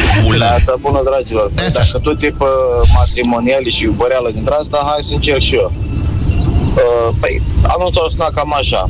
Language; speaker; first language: Romanian; native; Romanian